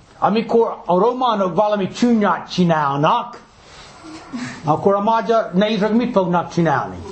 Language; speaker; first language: Hungarian; non-native, fluent; English